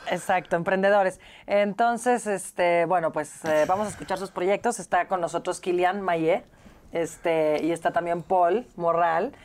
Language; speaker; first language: Spanish; native; Spanish